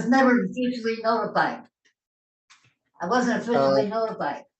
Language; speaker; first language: English; native; English